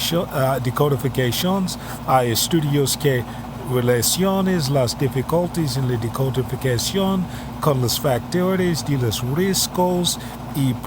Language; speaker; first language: Spanish; non-native, learner; English